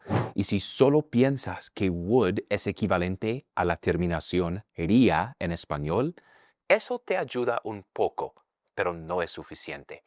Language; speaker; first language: Spanish; non-native, fluent; English